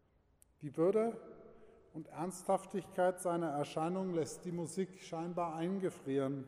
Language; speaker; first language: German; native; German